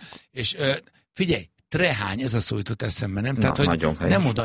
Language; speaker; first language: Hungarian; native; Hungarian